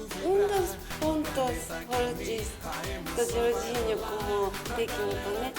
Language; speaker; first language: Portuguese; non-native, learner; Japanese